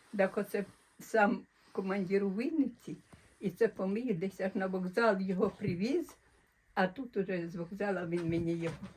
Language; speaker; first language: Ukrainian; native; Ukrainian